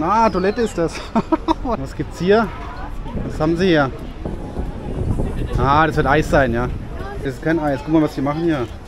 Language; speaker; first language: German; native; German